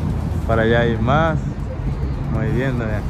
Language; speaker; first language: Spanish; native; Spanish